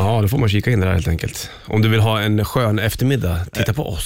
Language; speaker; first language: Swedish; native; Swedish